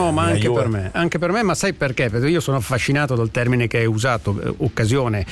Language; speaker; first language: Italian; native; Italian